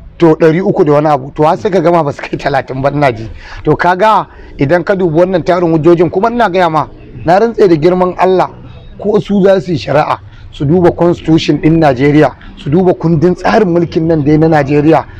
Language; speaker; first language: Hausa; native; Hausa